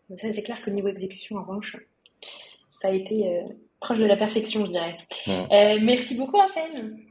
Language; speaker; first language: French; native; French